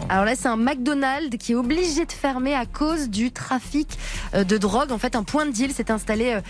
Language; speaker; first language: French; native; French